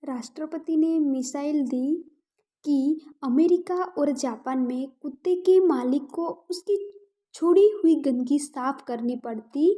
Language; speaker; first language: Hindi; non-native, local second language; Gujarati